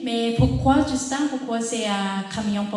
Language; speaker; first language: French; non-native, learner; Thai